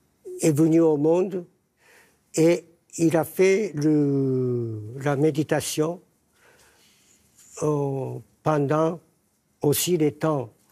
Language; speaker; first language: French; non-native, fluent; Japanese